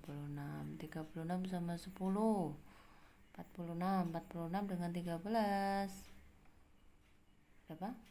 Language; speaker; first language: Indonesian; native; Indonesian